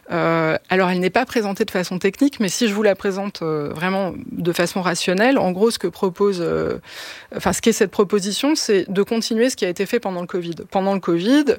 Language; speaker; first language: French; native; French